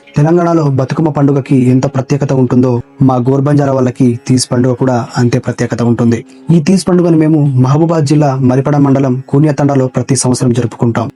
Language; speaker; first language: Telugu; non-native, local second language; Lambadi